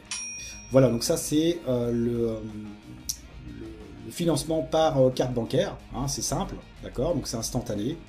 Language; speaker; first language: French; native; French